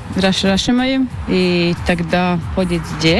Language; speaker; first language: Russian; non-native, learner; Latvian